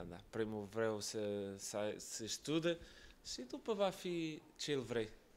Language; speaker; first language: Romanian; non-native, learner; Portuguese